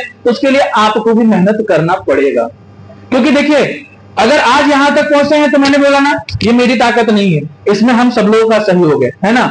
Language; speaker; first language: Hindi; native; Hindi